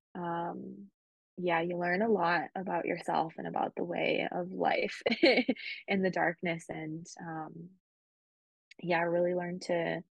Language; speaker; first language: English; early bilingual, other home language; Spanish